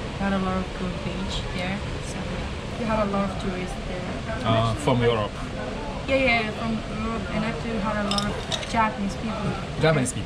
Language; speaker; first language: English; non-native, learner; Arabic